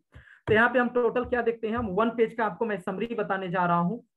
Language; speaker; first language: Hindi; native; Hindi